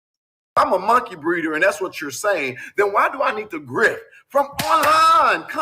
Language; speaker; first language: English; native; English